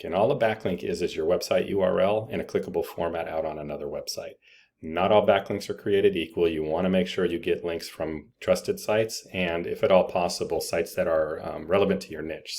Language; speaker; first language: English; native; English